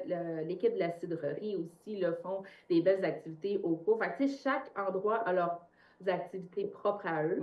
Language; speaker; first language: French; native; French